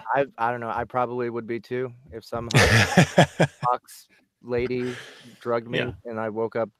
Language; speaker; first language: English; native; English